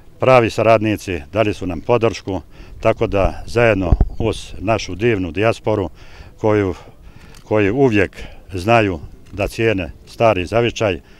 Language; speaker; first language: Bosnian; non-native, local second language; Albanian